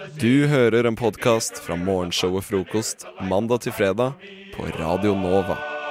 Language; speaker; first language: Norwegian; native; Norwegian